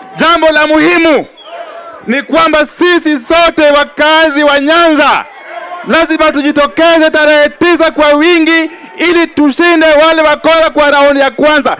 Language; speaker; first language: Swahili; non-native, local second language; Luo (Kenya and Tanzania)